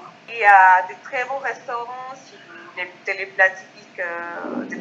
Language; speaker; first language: French; non-native, fluent; Spanish